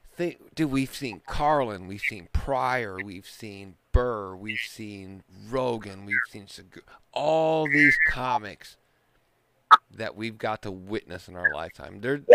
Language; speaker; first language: English; native; English